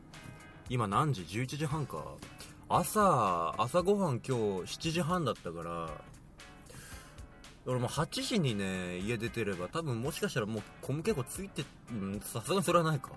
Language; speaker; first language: Japanese; native; Japanese